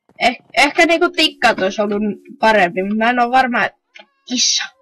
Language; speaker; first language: Finnish; native; Finnish